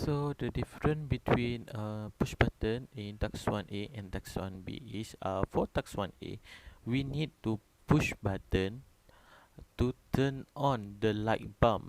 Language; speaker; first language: English; non-native, local second language; Malay